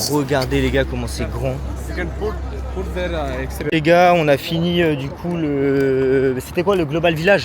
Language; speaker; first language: French; native; French